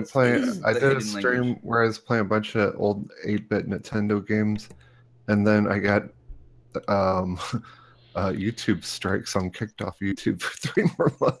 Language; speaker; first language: English; native; English